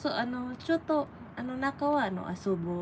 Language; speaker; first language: Japanese; non-native, learner; Waray